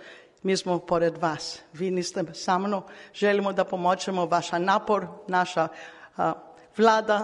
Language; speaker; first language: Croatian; non-native, learner; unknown